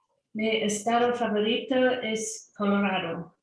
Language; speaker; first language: Spanish; non-native, learner; English